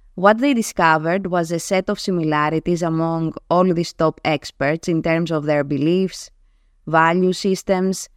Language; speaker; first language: English; non-native, fluent; Greek